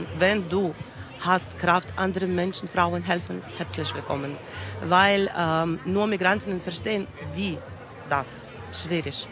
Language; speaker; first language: German; non-native, learner; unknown